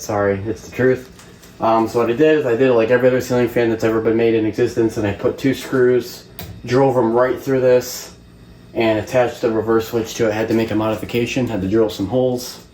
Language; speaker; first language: English; native; English